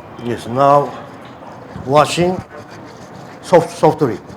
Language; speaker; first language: English; non-native, learner; Japanese